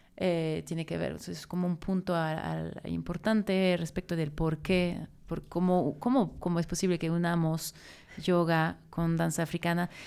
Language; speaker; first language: Spanish; non-native, fluent; French